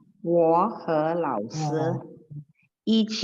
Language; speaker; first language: Chinese; non-native, learner; Indonesian